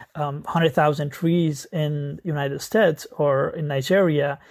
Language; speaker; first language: English; non-native, local second language; Nepali